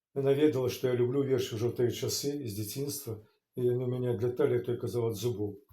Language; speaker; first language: Russian; non-native, local second language; Belarusian